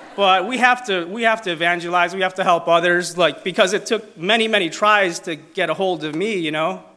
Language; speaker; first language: English; non-native, fluent; Italian